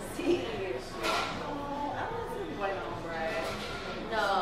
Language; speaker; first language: Spanish; non-native, learner; English